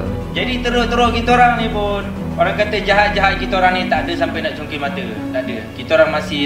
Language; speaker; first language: Malay; native; Malay